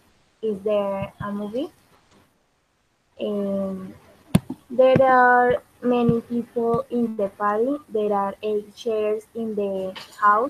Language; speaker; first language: English; non-native, learner; Spanish